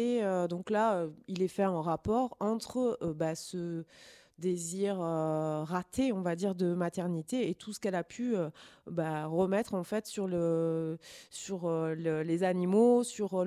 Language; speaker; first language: French; native; French